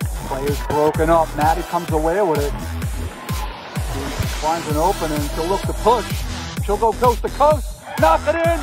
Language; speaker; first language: English; native; English